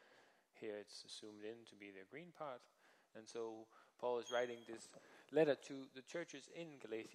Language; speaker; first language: English; non-native, fluent; Danish